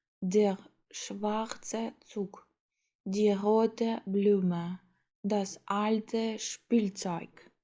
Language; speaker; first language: German; non-native, fluent; Ukrainian